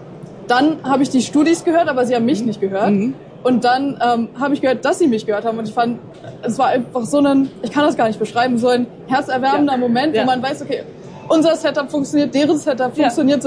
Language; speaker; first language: German; native; German